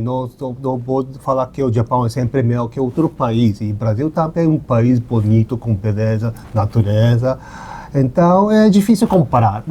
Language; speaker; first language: Portuguese; non-native, learner; Japanese